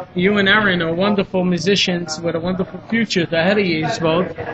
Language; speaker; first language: English; early bilingual, other home language; Italian